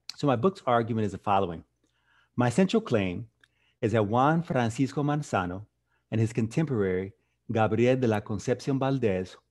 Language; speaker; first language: English; native; English